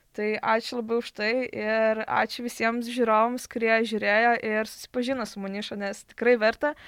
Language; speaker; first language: Lithuanian; native; Lithuanian